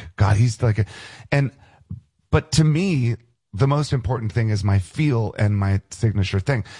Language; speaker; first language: English; native; English